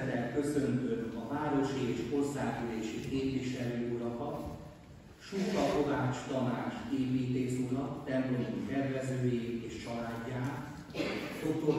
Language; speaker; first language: Hungarian; native; Hungarian